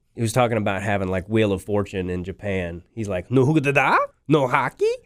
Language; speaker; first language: English; native; English